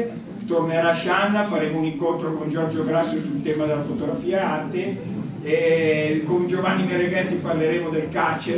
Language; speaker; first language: Italian; native; Italian